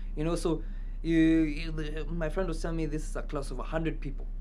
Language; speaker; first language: English; non-native, local second language; Kikuyu